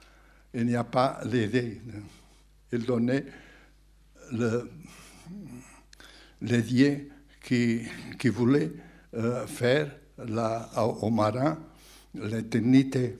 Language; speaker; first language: French; non-native, fluent; Portuguese